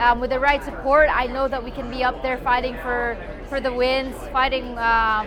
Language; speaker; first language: English; non-native, local second language; Filipino